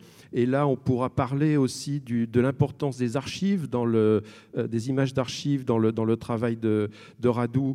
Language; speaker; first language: French; native; French